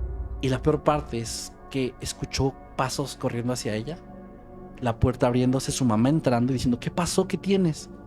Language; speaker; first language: Spanish; native; Spanish